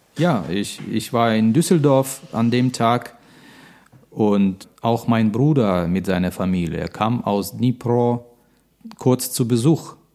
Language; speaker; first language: German; non-native, fluent; Russian